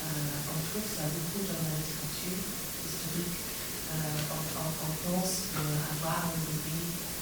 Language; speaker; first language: French; non-native, fluent; English